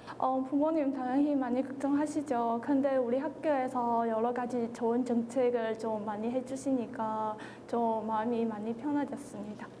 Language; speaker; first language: Korean; non-native, learner; Chinese